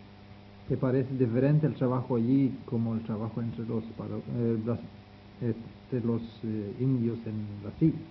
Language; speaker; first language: Spanish; non-native, fluent; Norwegian